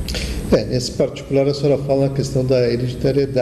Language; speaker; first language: Portuguese; native; Portuguese